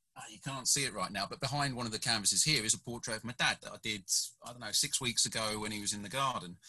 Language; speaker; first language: English; native; English